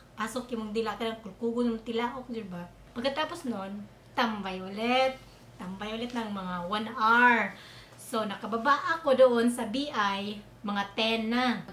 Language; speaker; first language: Filipino; non-native, local second language; Cebuano